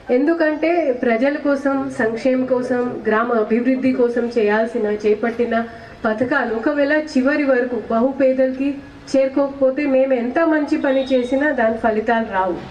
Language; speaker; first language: Telugu; non-native, fluent; Hindi